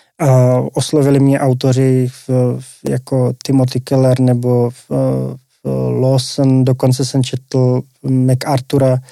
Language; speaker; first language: Czech; native; Czech